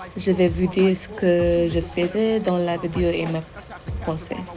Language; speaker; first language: French; non-native, learner; English